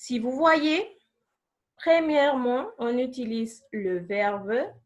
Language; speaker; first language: French; non-native, fluent; Spanish